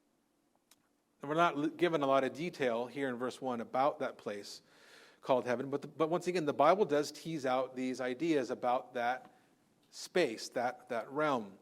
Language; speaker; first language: English; native; English